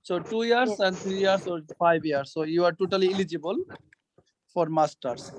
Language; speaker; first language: English; non-native, local second language; Bangla